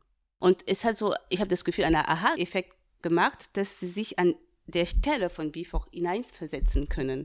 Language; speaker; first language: German; non-native, fluent; French